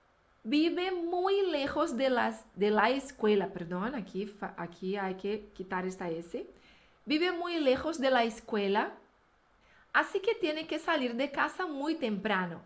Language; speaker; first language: Spanish; non-native, fluent; Portuguese